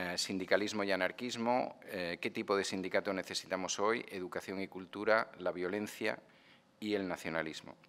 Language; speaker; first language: Spanish; non-native, local second language; Catalan